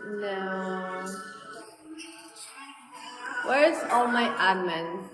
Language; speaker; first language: English; non-native, fluent; Russian